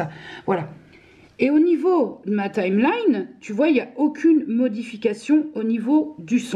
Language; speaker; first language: French; native; French